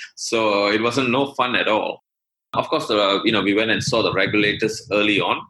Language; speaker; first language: English; non-native, local second language; Tamil